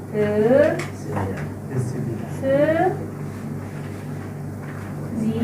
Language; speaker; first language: Korean; non-native, learner; Lao